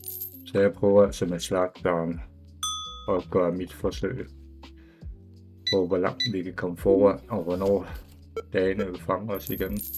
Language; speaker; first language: Danish; native; Danish